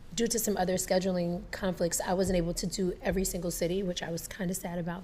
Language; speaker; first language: English; native; English